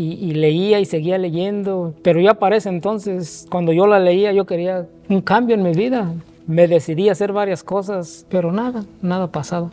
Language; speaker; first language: Spanish; native; Spanish